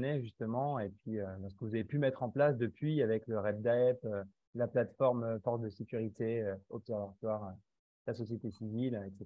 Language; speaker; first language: French; native; French